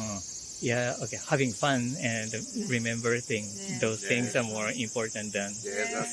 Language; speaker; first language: English; non-native, fluent; Japanese